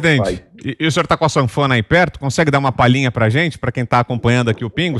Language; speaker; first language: Portuguese; native; Portuguese